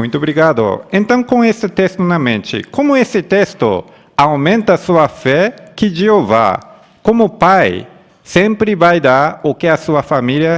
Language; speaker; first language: Portuguese; non-native, fluent; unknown